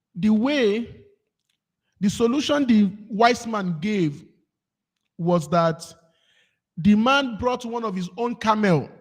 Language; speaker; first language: English; non-native, local second language; Yoruba